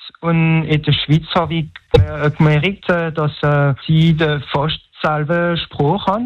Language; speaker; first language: German; non-native, local second language; French